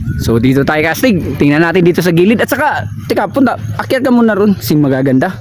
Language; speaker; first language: Filipino; non-native, local second language; Cebuano